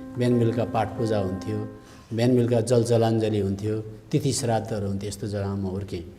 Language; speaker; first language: Nepali; native; Nepali